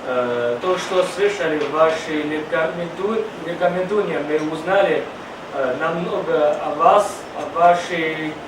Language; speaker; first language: Russian; non-native, learner; Chinese